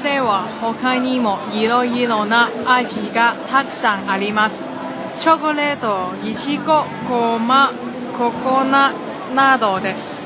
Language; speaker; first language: Japanese; non-native, learner; Cantonese